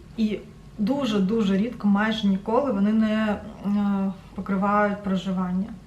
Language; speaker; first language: Ukrainian; non-native, local second language; Russian